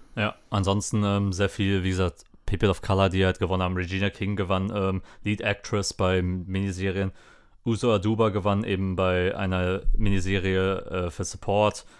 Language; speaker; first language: German; native; German